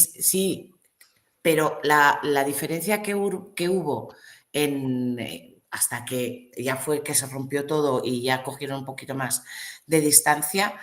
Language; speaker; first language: Spanish; native; Spanish